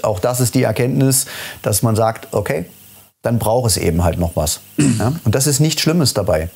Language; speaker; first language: German; native; German